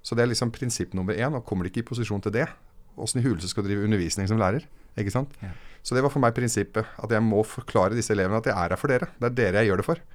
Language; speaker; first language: Norwegian; early bilingual, other home language; Arabic